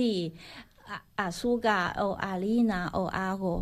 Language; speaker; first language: Spanish; non-native, learner; Chinese